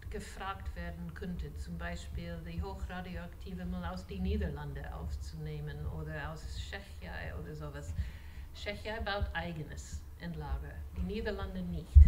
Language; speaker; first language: German; non-native, fluent; English